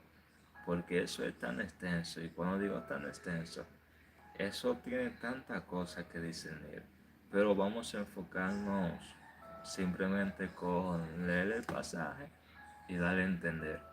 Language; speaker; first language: Spanish; native; Spanish